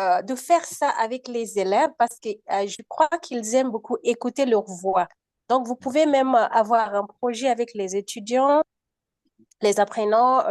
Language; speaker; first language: French; non-native, fluent; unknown